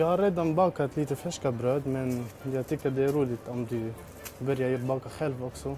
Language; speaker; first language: Swedish; non-native, fluent; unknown